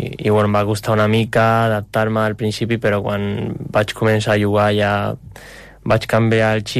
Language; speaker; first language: Catalan; non-native, local second language; Spanish